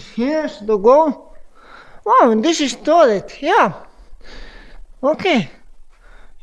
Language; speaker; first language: English; non-native, learner; Croatian